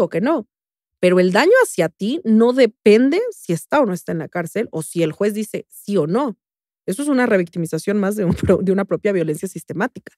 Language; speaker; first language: Spanish; native; Spanish